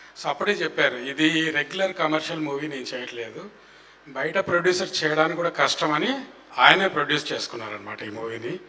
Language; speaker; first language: Telugu; native; Telugu